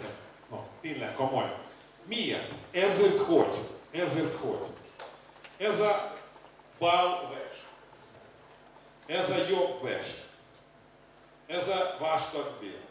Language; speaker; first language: Hungarian; non-native, learner; Russian